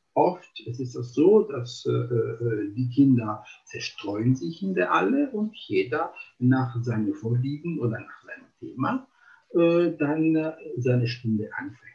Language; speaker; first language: German; non-native, fluent; Italian